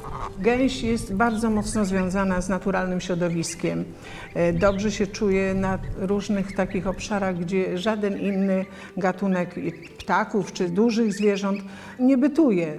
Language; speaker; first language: Polish; native; Polish